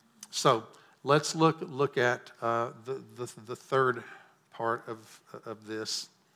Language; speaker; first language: English; native; English